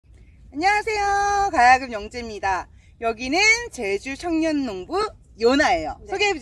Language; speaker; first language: Korean; native; Korean